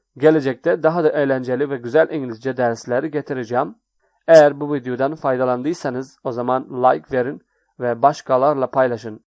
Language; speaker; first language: Turkish; non-native, learner; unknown